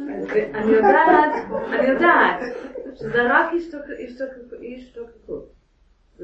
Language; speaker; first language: Hebrew; non-native, learner; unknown